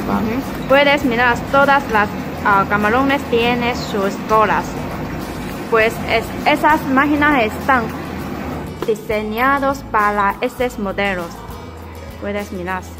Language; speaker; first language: Spanish; non-native, learner; Chinese